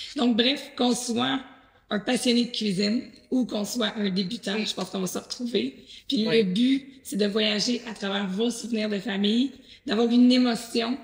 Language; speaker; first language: French; native; French